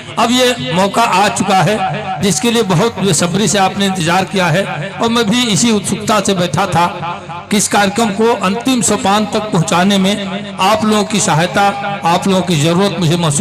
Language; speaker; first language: Hindi; native; Hindi